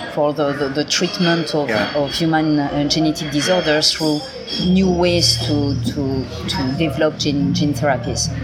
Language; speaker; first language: English; non-native, fluent; French